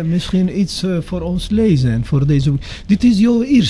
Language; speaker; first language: Dutch; non-native, learner; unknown